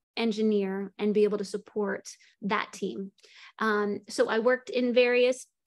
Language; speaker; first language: English; native; English